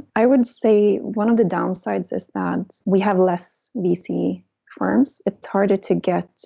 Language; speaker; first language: English; non-native, fluent; Swedish